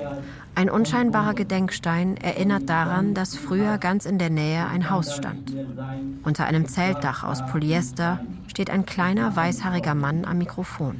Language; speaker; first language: German; native; German